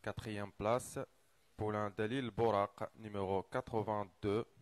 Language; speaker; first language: French; non-native, local second language; Arabic